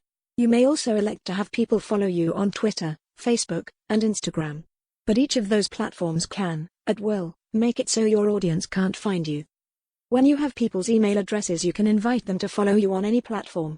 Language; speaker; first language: English; native; English